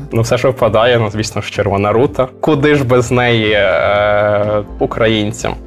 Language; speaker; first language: Ukrainian; native; Ukrainian